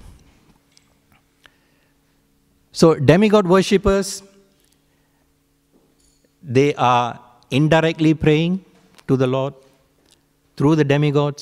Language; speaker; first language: English; non-native, local second language; Tamil